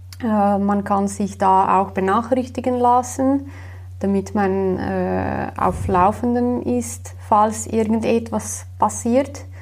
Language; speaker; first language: German; non-native, fluent; Slovenian